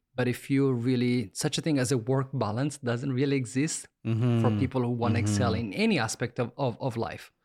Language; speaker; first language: English; non-native, fluent; Italian